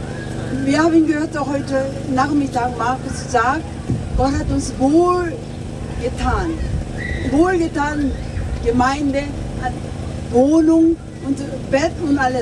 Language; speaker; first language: German; non-native, fluent; Korean